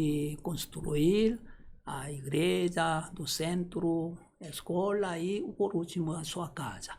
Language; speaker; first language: Portuguese; non-native, learner; Korean